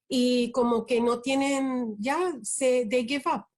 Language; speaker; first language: Spanish; early bilingual, heritage; Spanish